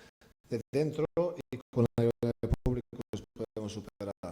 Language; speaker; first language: Spanish; non-native, fluent; Serbian